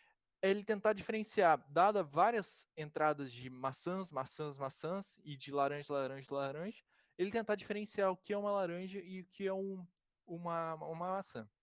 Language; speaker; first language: Portuguese; native; Portuguese